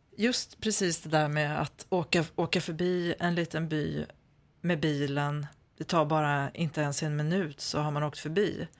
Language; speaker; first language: Swedish; native; Swedish